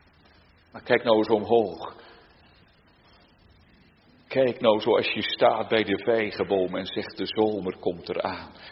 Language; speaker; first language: Dutch; native; Dutch